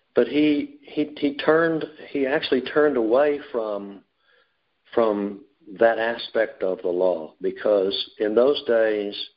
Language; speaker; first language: English; native; English